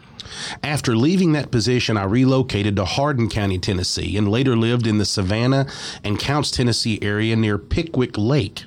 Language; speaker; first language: English; native; English